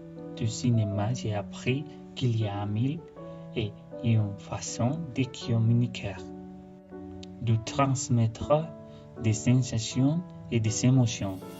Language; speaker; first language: French; non-native, fluent; Spanish